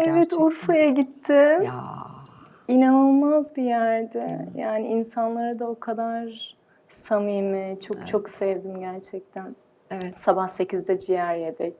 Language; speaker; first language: Turkish; early bilingual, heritage; Turkish